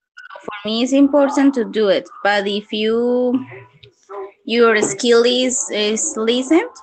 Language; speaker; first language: English; non-native, learner; Spanish